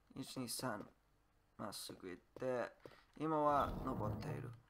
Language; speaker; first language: Japanese; non-native, learner; English